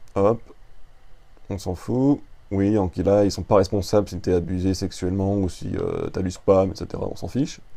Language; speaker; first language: French; native; French